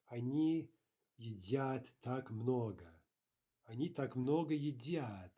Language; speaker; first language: Russian; non-native, fluent; English